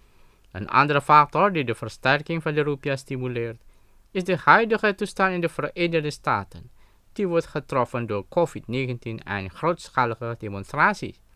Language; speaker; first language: Dutch; non-native, fluent; Indonesian